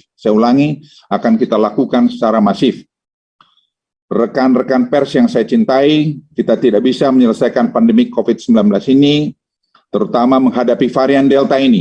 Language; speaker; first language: Indonesian; native; Indonesian